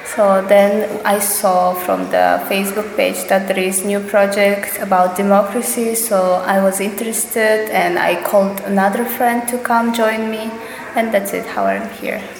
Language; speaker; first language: English; non-native, fluent; Russian